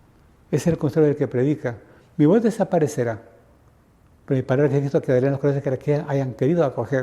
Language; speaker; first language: Spanish; native; Spanish